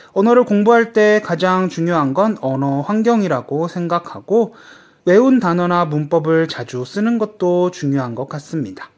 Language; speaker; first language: Korean; native; Korean